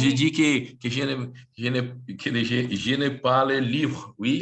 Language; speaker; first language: French; non-native, learner; Portuguese